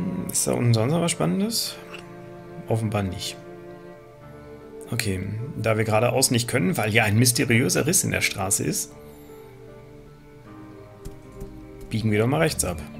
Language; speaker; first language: German; native; German